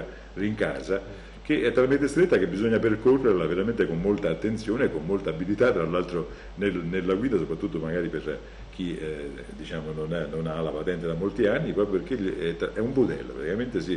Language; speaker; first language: Italian; native; Italian